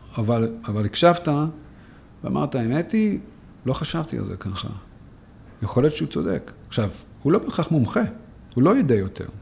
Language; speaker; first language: Hebrew; non-native, fluent; English